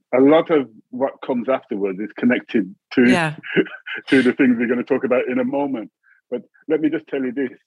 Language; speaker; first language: English; native; English